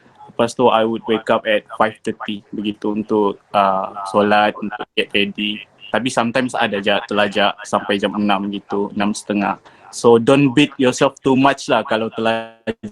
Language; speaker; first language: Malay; native; Malay